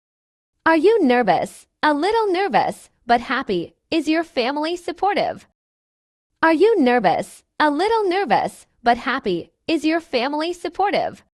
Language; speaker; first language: English; non-native, fluent; Burmese